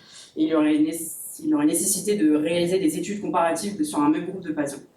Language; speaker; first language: French; native; French